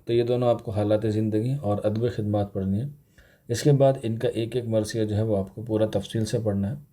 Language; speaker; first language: Urdu; native; Urdu